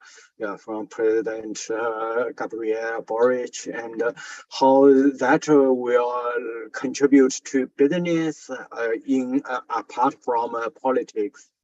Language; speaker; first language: English; non-native, fluent; Chinese